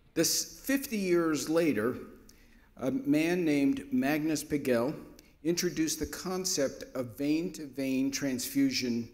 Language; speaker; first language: English; native; English